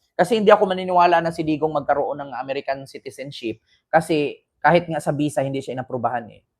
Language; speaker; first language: Filipino; native; Filipino